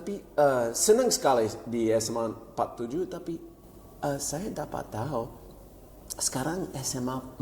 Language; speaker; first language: Indonesian; non-native, fluent; English